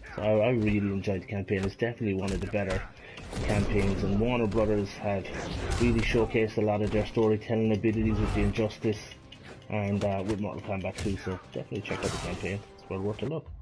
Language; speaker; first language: English; native; English